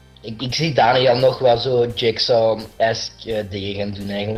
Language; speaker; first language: Dutch; native; Dutch